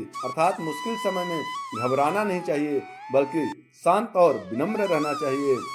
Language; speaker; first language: Hindi; native; Hindi